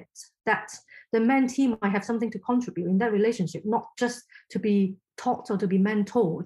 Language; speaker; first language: English; non-native, local second language; Cantonese